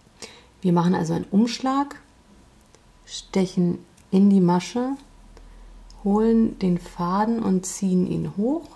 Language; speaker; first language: German; native; German